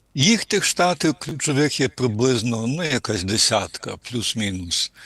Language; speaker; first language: Ukrainian; early bilingual, heritage; Ukrainian